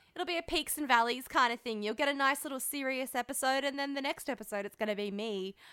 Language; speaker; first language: English; early bilingual, other home language; French